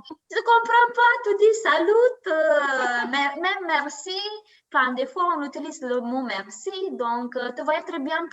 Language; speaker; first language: French; non-native, learner; Romanian